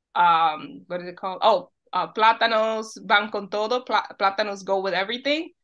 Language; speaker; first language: English; early bilingual, other home language; Spanish